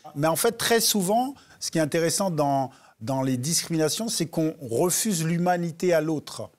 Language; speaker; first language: French; native; French